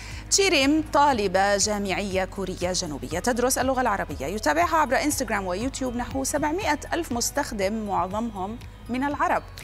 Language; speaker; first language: Arabic; native; Arabic